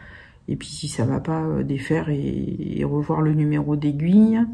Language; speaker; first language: French; native; French